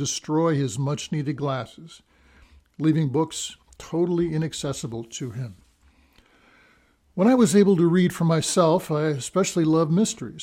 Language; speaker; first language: English; native; English